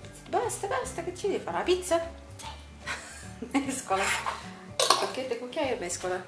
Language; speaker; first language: Italian; native; Italian